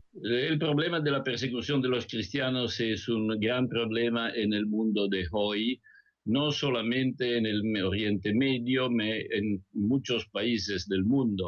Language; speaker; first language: Spanish; non-native, fluent; Italian